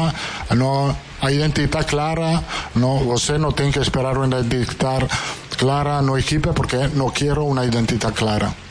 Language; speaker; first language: Portuguese; non-native, fluent; Italian